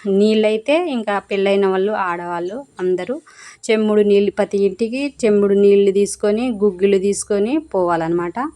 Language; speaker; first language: Telugu; non-native, local second language; Lambadi